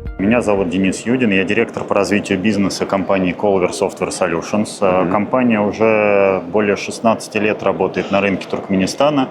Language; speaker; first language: Russian; native; Russian